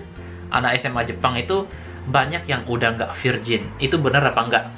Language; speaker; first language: Indonesian; native; Indonesian